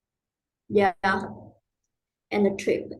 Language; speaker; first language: English; non-native, learner; Vietnamese